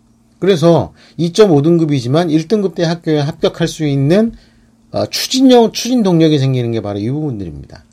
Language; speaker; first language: Korean; native; Korean